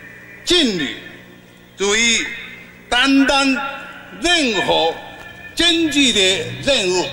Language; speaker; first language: Chinese; non-native, local second language; Min Nan Chinese